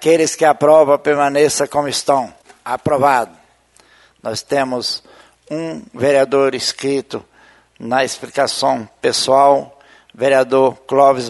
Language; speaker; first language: Portuguese; native; Portuguese